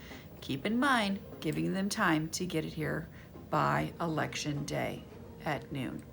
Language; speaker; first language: English; native; English